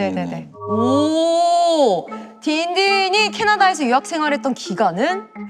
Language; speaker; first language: Korean; native; Korean